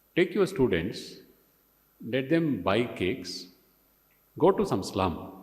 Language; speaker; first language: English; non-native, local second language; Kannada